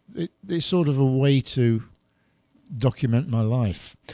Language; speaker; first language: English; native; English